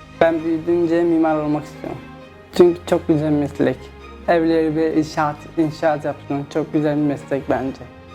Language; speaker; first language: Turkish; early bilingual, other home language; Arabic